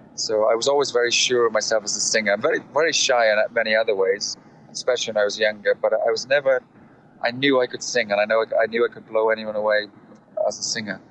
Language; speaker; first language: English; native; English